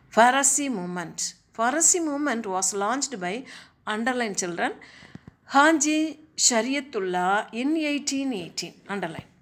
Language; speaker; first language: English; non-native, local second language; Tamil